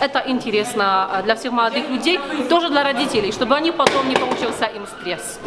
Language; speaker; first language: Russian; non-native, learner; Polish